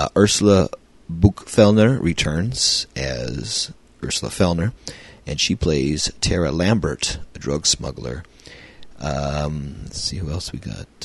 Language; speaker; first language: English; native; English